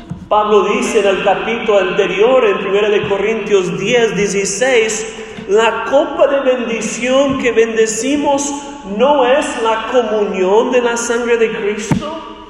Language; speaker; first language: Spanish; non-native, fluent; English